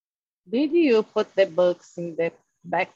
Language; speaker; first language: English; non-native, learner; Portuguese